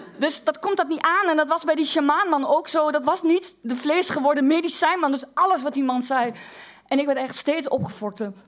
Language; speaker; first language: Dutch; native; Dutch